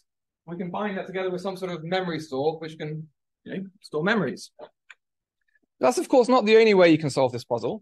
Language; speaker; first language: English; native; English